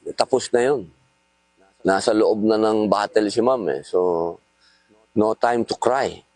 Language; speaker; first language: Filipino; native; Filipino